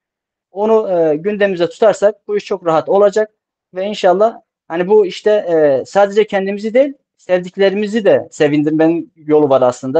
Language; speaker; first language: Turkish; native; Turkish